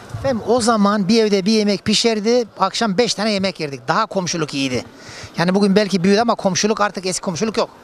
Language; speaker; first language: Turkish; native; Turkish